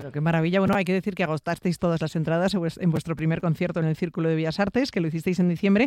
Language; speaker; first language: Spanish; native; Spanish